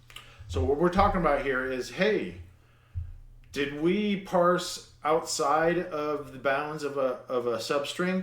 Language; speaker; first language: English; native; English